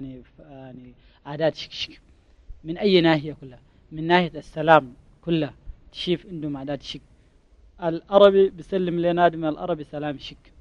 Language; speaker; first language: Arabic; native; Arabic